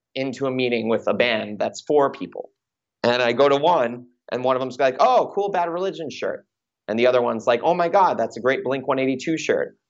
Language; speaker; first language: English; native; English